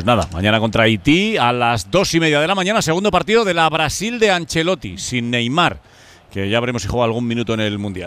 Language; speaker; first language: Spanish; native; Spanish